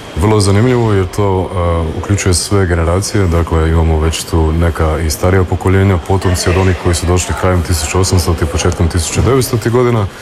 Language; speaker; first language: Croatian; early bilingual, heritage; Croatian